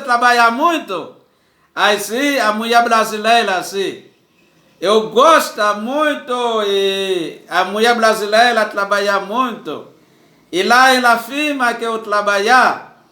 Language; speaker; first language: Portuguese; non-native, learner; Haitian Creole